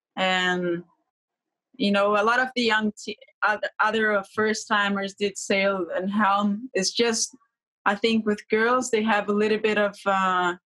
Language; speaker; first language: English; non-native, fluent; Portuguese